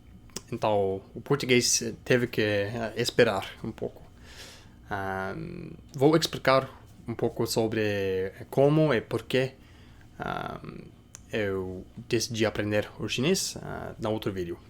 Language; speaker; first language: Portuguese; non-native, fluent; English